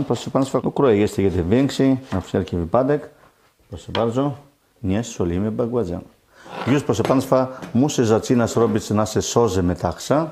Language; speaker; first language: Polish; non-native, fluent; Greek